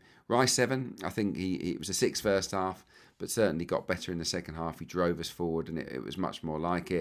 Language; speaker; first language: English; native; English